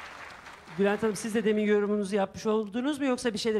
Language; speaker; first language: Turkish; native; Turkish